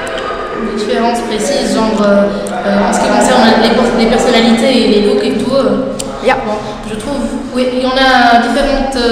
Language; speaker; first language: French; non-native, local second language; Arabic